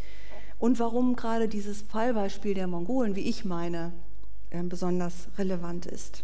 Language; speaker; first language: German; native; German